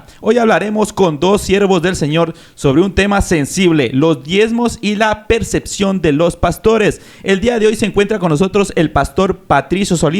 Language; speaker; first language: Spanish; native; Spanish